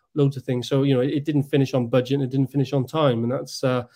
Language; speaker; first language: English; native; English